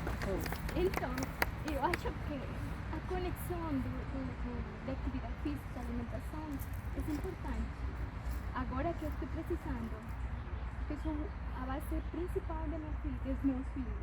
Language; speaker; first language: Portuguese; non-native, fluent; Spanish